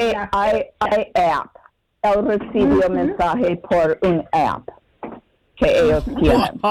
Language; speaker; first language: Spanish; non-native, fluent; English